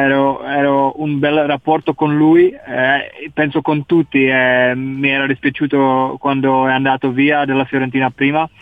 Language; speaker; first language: Italian; non-native, learner; Czech